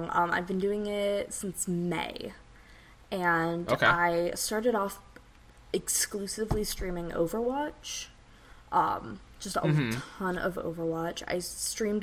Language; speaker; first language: English; native; English